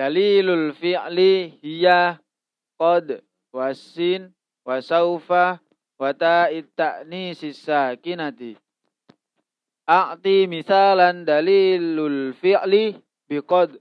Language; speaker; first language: Arabic; non-native, learner; Indonesian